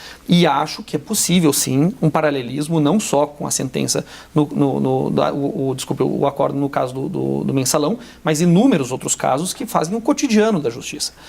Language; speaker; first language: Portuguese; native; Portuguese